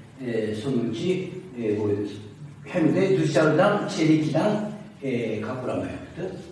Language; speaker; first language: Turkish; non-native, learner; Japanese